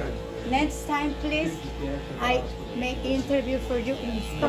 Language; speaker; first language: English; non-native, learner; Spanish